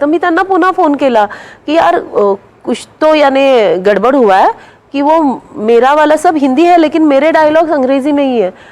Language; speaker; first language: Hindi; non-native, local second language; Marathi